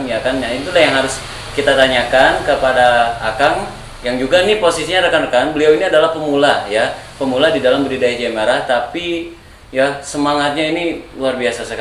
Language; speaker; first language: Indonesian; native; Indonesian